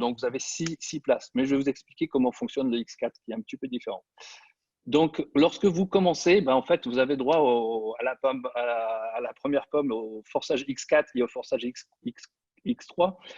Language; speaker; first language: French; native; French